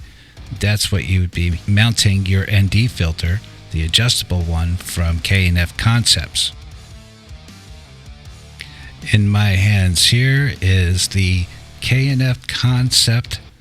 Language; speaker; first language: English; native; English